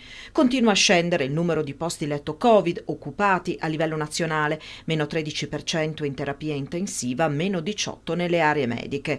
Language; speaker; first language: Italian; native; Italian